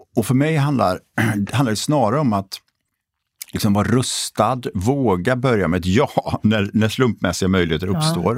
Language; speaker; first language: Swedish; native; Swedish